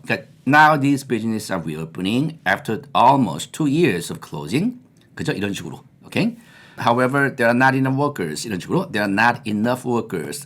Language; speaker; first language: English; non-native, fluent; Korean